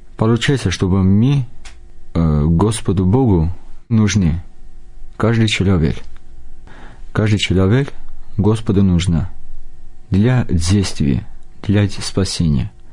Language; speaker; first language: Russian; non-native, local second language; Armenian